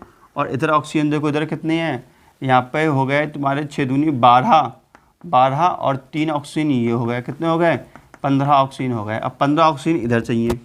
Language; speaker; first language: Hindi; native; Hindi